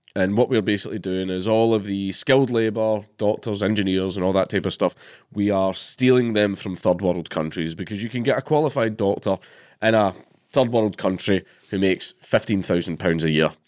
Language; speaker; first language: English; native; English